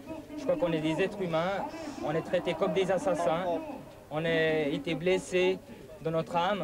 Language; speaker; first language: French; native; French